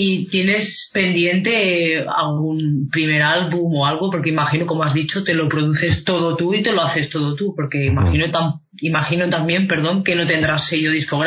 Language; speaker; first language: Spanish; native; Spanish